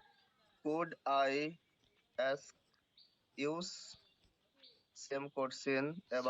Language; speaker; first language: English; non-native, learner; Bangla